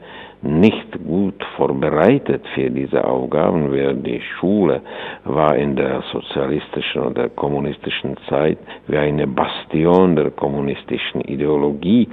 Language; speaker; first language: German; non-native, fluent; Czech